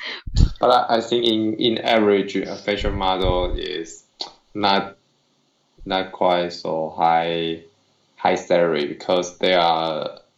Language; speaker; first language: English; non-native, learner; Chinese